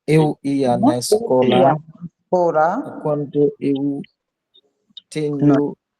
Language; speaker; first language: Portuguese; non-native, learner; Haitian Creole